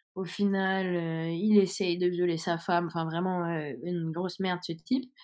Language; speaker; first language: French; native; French